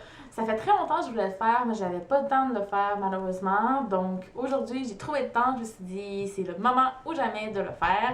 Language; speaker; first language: French; native; French